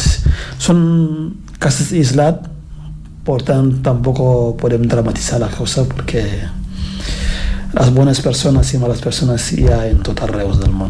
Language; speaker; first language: Catalan; non-native, fluent; Fula